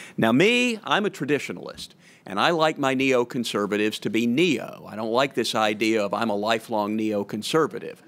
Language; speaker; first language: English; native; English